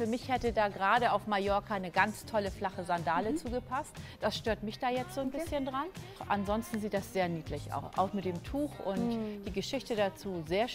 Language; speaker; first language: German; native; German